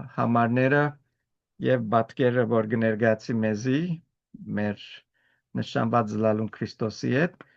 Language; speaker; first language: Armenian; early bilingual, heritage; Armenian